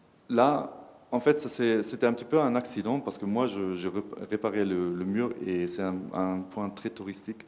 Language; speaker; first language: French; non-native, fluent; German